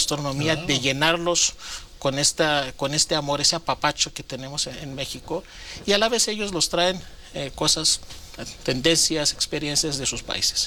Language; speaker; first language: Spanish; non-native, fluent; Greek